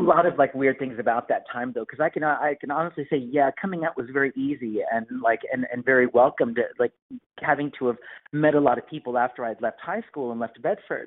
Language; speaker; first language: English; native; English